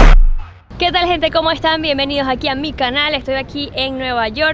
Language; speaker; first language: Spanish; native; Spanish